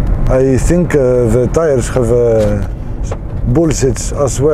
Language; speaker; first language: English; non-native, fluent; Greek